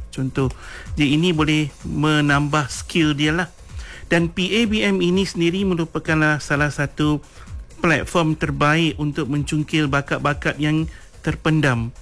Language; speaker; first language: Malay; native; Malay